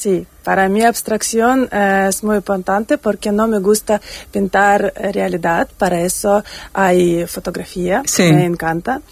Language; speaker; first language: Spanish; non-native, learner; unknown